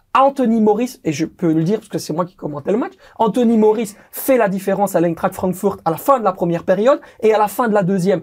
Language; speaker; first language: French; native; French